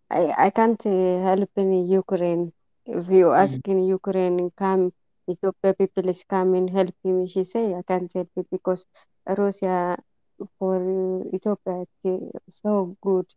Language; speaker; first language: English; non-native, learner; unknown